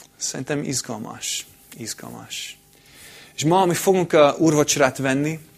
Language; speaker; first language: Hungarian; non-native, fluent; English